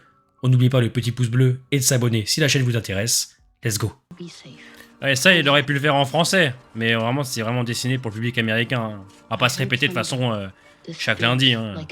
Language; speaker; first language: French; native; French